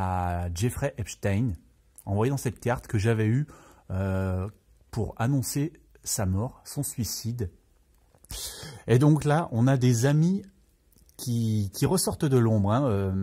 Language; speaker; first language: French; native; French